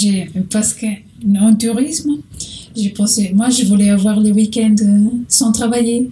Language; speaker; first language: French; non-native, learner; Portuguese